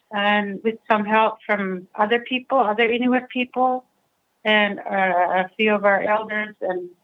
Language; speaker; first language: English; non-native, fluent; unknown